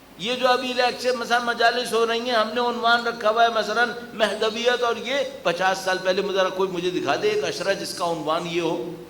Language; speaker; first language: Urdu; native; Urdu